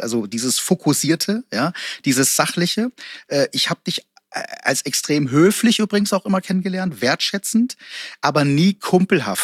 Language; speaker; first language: German; native; German